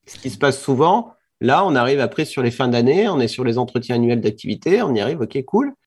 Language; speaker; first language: French; native; French